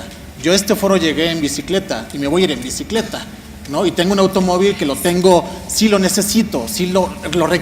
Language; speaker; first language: Spanish; native; Spanish